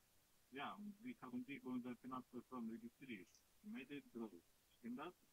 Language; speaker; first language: German; non-native, learner; Russian